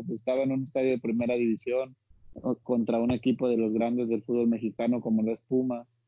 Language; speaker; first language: Spanish; native; Spanish